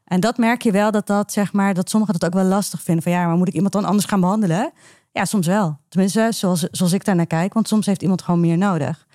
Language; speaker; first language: Dutch; early bilingual, other home language; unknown